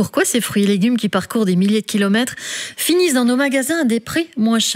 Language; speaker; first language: French; native; French